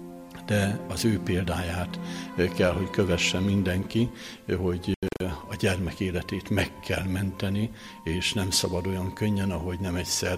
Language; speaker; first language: Hungarian; native; Hungarian